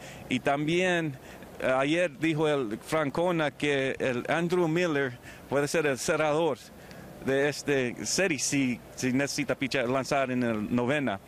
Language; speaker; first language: Spanish; early bilingual, heritage; Spanish